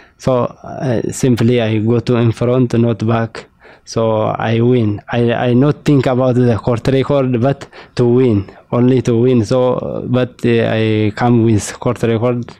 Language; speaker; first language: English; non-native, learner; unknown